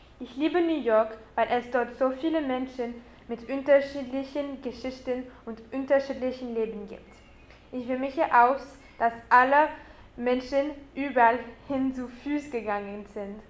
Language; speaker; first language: German; non-native, learner; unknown